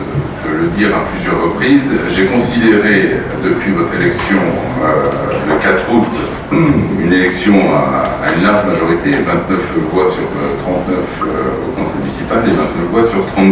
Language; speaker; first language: French; native; French